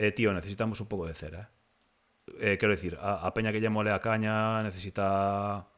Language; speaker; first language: Spanish; native; Spanish